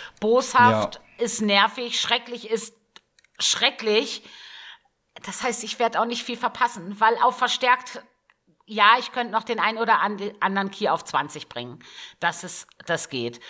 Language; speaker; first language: German; native; German